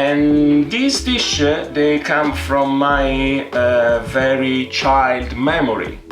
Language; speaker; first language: English; non-native, fluent; Italian